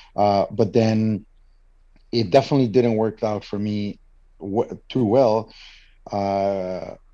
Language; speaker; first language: English; non-native, fluent; Spanish